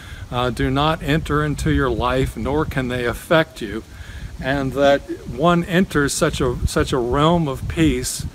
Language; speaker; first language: English; native; English